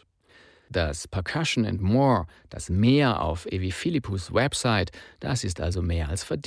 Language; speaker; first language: German; native; German